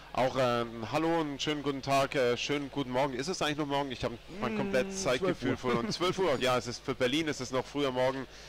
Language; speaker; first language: German; native; German